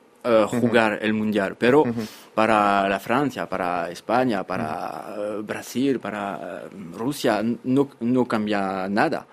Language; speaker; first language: Spanish; non-native, fluent; French